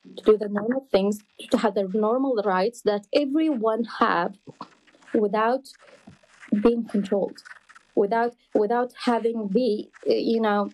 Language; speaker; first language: English; non-native, fluent; Arabic